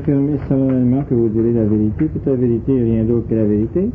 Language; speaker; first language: French; native; French